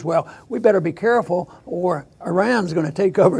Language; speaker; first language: English; native; English